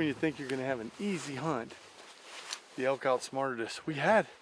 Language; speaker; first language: English; native; English